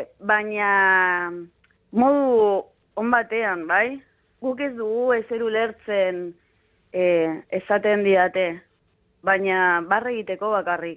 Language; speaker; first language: Basque; non-native, fluent; Spanish